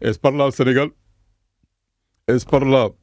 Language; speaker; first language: Catalan; non-native, fluent; Mandingo